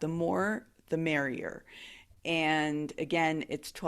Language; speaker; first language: English; native; English